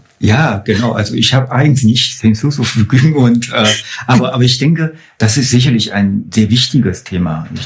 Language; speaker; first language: German; non-native, fluent; Chinese